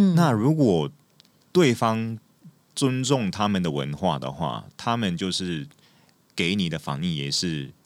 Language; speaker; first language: Chinese; non-native, fluent; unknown